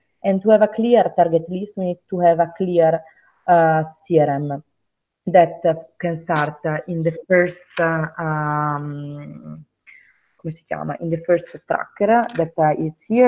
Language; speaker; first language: English; non-native, fluent; Italian